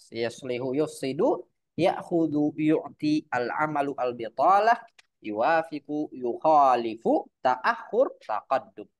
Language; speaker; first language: Arabic; non-native, fluent; Indonesian